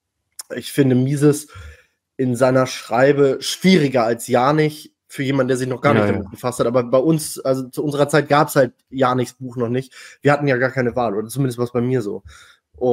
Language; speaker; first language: German; native; German